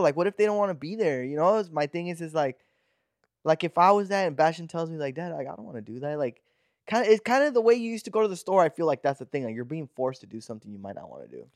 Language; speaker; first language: English; native; English